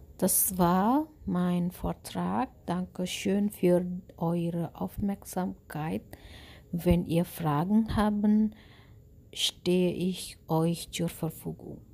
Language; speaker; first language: German; non-native, learner; Indonesian